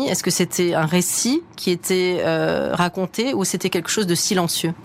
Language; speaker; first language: French; native; French